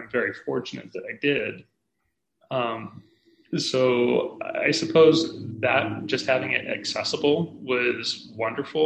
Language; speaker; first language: English; native; English